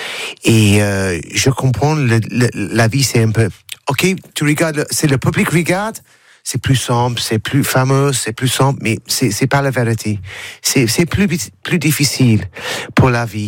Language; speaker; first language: French; non-native, learner; English